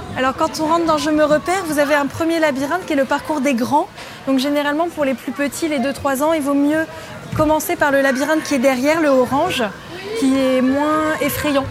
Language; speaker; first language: French; native; French